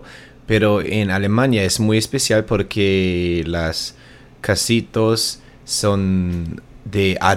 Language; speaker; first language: Spanish; non-native, learner; German